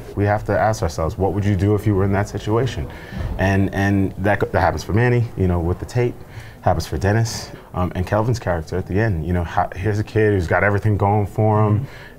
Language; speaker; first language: English; native; English